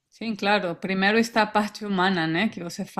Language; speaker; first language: Portuguese; non-native, fluent; Spanish